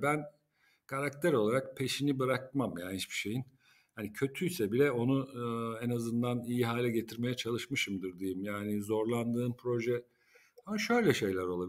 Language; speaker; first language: Turkish; native; Turkish